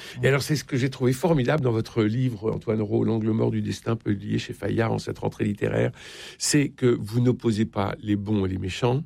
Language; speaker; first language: French; native; French